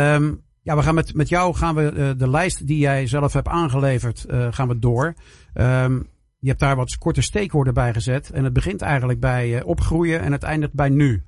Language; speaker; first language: Dutch; native; Dutch